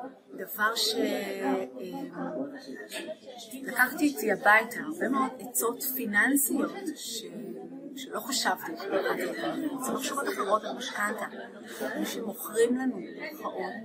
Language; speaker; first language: Hebrew; native; Hebrew